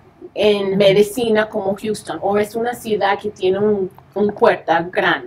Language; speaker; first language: Spanish; early bilingual, heritage; English